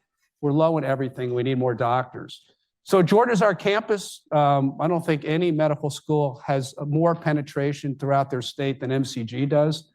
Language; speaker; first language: English; native; English